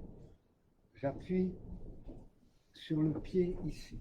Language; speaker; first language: French; native; French